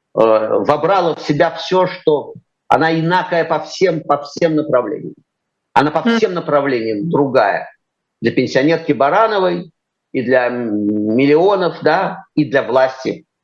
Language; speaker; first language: Russian; native; Russian